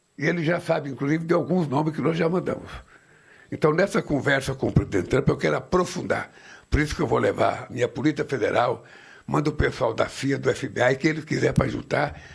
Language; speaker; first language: Portuguese; native; Portuguese